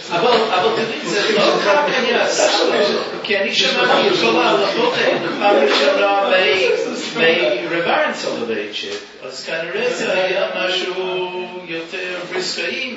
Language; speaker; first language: Hebrew; non-native, fluent; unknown